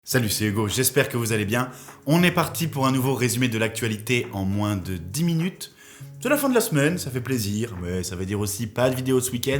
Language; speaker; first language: French; native; French